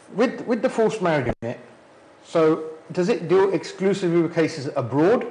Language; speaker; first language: English; early bilingual, other home language; Punjabi